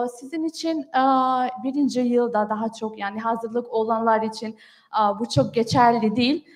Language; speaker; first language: Turkish; non-native, fluent; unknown